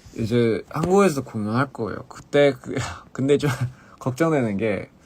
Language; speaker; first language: Korean; early bilingual, other home language; English